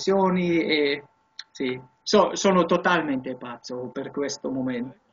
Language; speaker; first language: Italian; non-native, learner; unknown